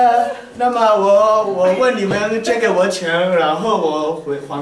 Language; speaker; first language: Chinese; non-native, learner; Italian